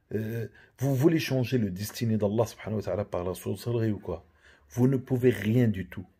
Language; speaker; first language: French; non-native, local second language; Arabic